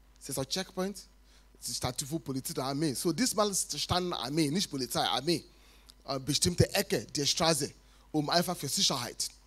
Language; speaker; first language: German; non-native, fluent; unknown